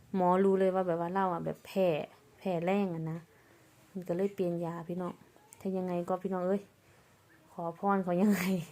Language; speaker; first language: Thai; native; Thai